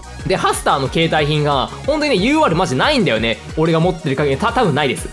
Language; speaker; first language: Japanese; native; Japanese